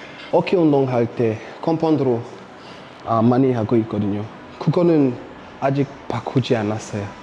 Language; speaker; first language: Korean; non-native, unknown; English